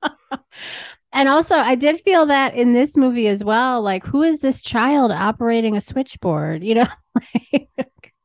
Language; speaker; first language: English; native; English